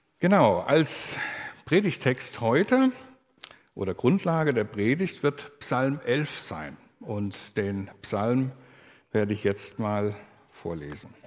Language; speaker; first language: German; native; German